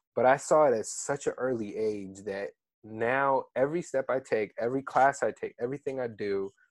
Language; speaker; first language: English; early bilingual, other home language; Arabic